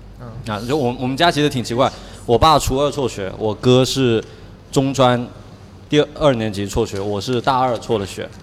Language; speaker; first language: Chinese; non-native, local second language; Min Nan Chinese